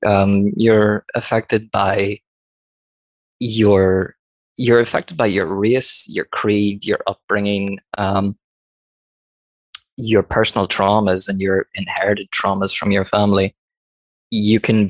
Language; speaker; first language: English; native; English